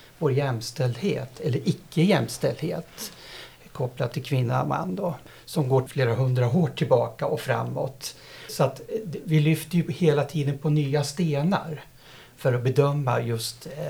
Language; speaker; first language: Swedish; native; Swedish